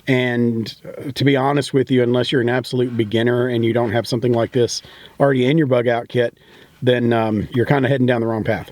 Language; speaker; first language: English; native; English